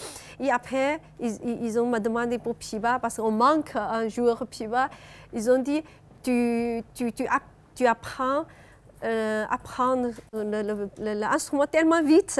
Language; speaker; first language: French; non-native, learner; Chinese